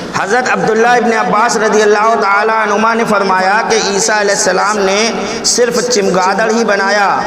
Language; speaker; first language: Urdu; native; Urdu